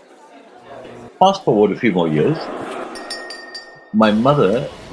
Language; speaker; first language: English; non-native, local second language; Urdu